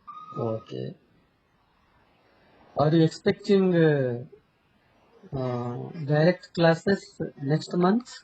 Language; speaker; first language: English; non-native, local second language; Telugu